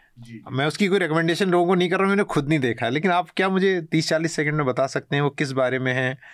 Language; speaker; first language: Hindi; native; Hindi